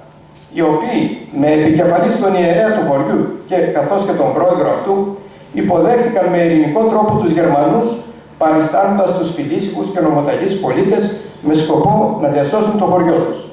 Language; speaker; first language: Greek; native; Greek